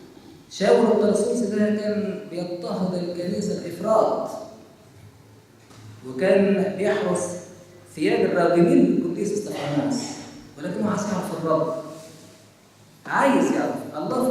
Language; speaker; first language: Arabic; native; Arabic